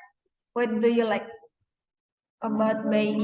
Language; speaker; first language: English; non-native, learner; Indonesian